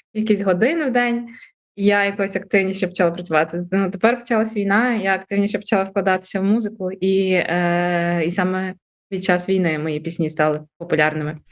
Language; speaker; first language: Ukrainian; native; Ukrainian